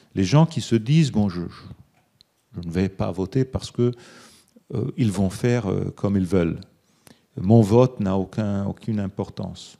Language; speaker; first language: French; early bilingual, other home language; Italian